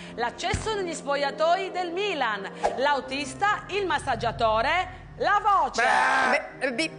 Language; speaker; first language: Italian; native; Italian